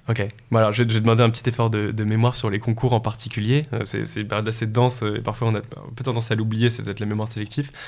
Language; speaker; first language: French; native; French